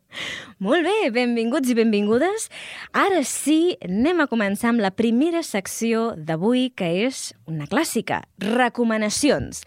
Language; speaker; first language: Catalan; native; Catalan